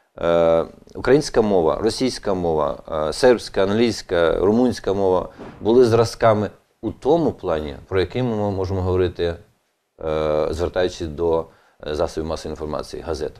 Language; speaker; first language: Ukrainian; native; Ukrainian